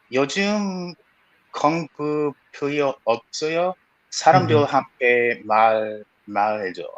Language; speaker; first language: Korean; non-native, learner; English